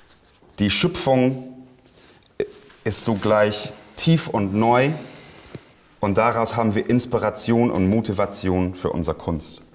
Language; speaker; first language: German; non-native, fluent; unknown